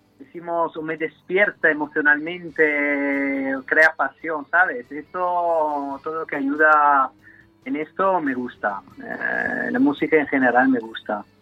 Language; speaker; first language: Spanish; non-native, fluent; Italian